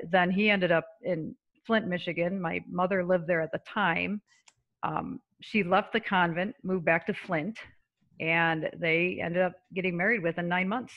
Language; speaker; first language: English; native; English